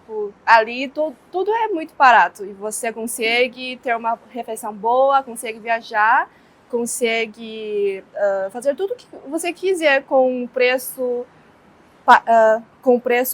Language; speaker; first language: Portuguese; non-native, fluent; Chinese